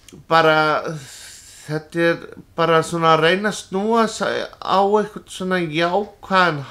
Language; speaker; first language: Icelandic; non-native, fluent; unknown